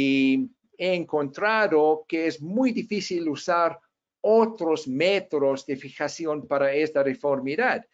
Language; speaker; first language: Spanish; non-native, fluent; English